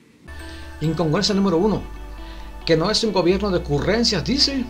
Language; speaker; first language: Spanish; native; Spanish